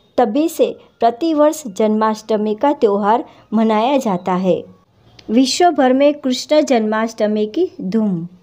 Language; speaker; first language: Hindi; non-native, local second language; Gujarati